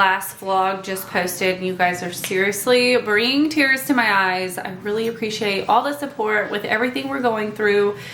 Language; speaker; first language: English; native; English